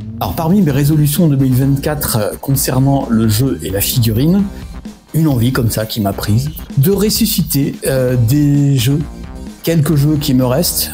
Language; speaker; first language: French; native; French